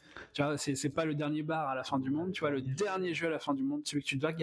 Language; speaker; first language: French; native; French